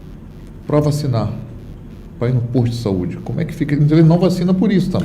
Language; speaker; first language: Portuguese; native; Portuguese